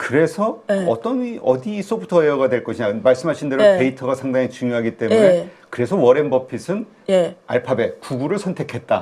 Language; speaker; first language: Korean; native; Korean